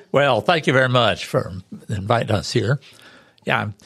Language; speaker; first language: English; native; English